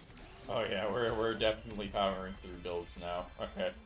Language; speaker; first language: English; native; English